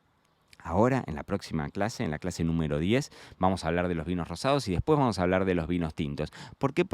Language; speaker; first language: Spanish; native; Spanish